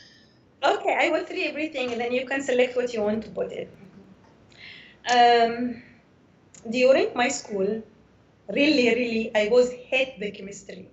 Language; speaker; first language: English; non-native, learner; Arabic